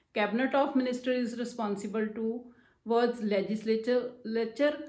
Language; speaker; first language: English; non-native, local second language; Punjabi